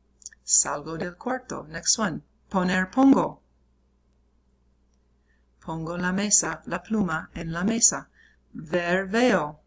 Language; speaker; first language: Spanish; non-native, fluent; English